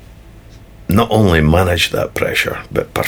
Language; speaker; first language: English; native; English